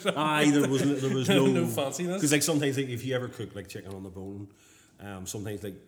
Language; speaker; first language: English; native; English